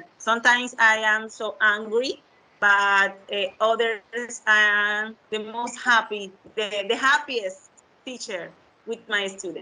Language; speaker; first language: English; non-native, learner; Spanish